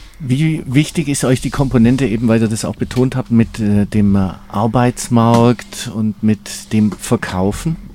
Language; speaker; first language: German; native; German